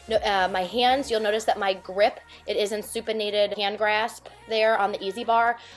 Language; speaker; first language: English; native; English